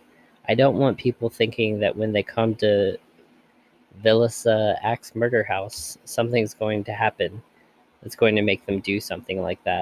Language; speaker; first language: English; native; English